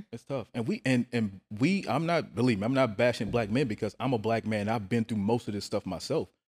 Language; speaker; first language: English; native; English